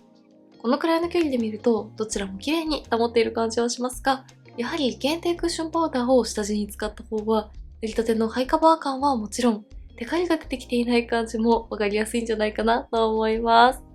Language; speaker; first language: Japanese; native; Japanese